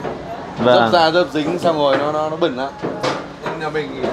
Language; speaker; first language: Vietnamese; native; Vietnamese